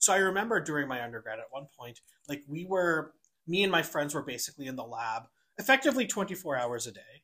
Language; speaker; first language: English; native; English